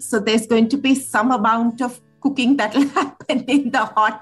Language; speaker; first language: English; non-native, local second language; Hindi